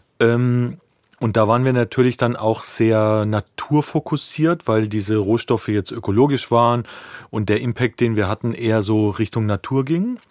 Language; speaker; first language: German; native; German